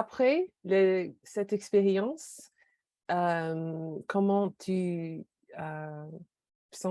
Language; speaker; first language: French; non-native, learner; English